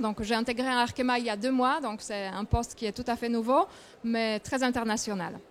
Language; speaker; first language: French; non-native, fluent; Polish